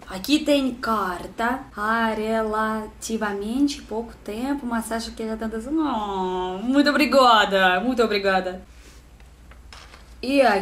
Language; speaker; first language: Portuguese; non-native, learner; Russian